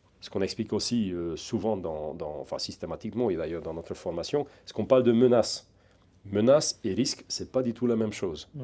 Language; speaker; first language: French; non-native, fluent; Hungarian